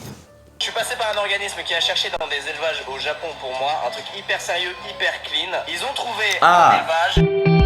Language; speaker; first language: French; native; French